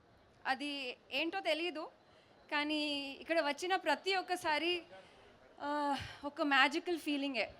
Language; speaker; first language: Telugu; non-native, learner; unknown